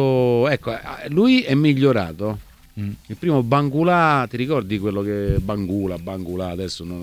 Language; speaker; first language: Italian; native; Italian